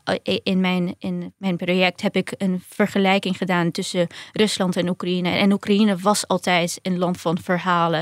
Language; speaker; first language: Dutch; early bilingual, other home language; Ukrainian